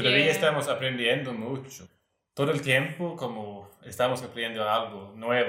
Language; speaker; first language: Spanish; non-native, learner; Swedish